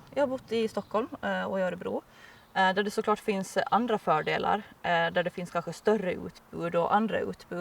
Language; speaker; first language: Swedish; native; Swedish